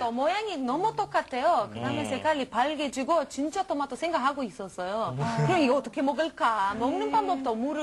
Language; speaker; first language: Korean; non-native, learner; Romanian